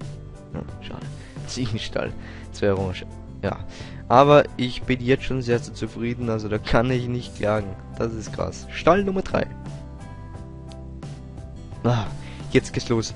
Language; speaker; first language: German; native; German